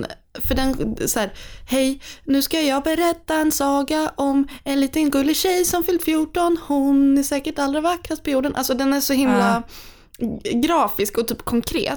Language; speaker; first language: Swedish; native; Swedish